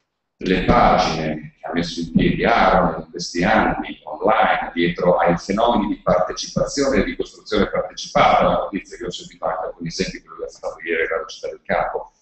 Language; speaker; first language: Italian; native; Italian